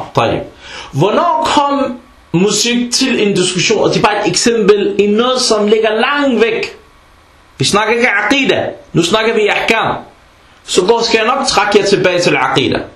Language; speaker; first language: Danish; early bilingual, other home language; Arabic